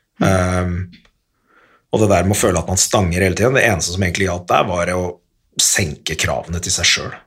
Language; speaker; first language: Norwegian; early bilingual, other home language; Arabic